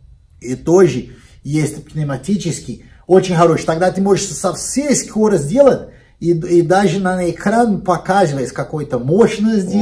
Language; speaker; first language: Russian; non-native, learner; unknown